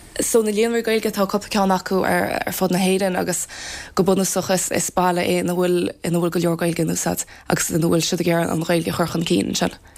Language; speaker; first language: Irish; native; Irish